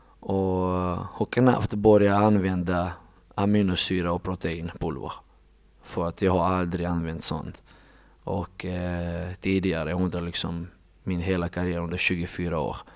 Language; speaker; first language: Swedish; non-native, fluent; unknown